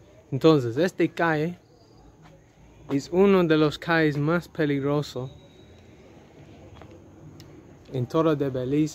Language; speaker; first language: Spanish; non-native, learner; English